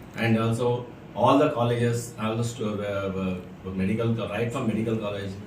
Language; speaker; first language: English; non-native, local second language; Telugu